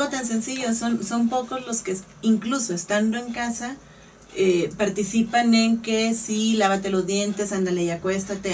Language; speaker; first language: Spanish; native; Spanish